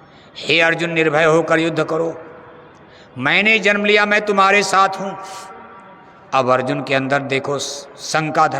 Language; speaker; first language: Hindi; native; Hindi